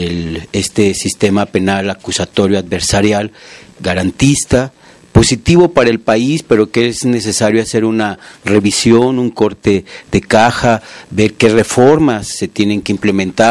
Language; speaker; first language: Spanish; native; Spanish